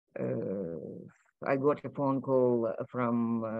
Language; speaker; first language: English; non-native, fluent; Ukrainian